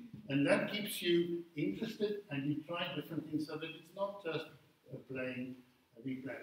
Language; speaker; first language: English; non-native, local second language; Afrikaans